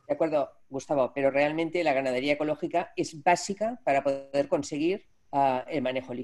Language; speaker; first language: Spanish; native; Spanish